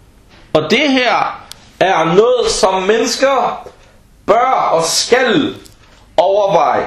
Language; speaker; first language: Danish; early bilingual, other home language; Arabic